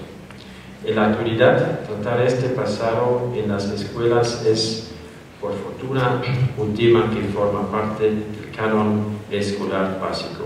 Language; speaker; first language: Spanish; non-native, fluent; German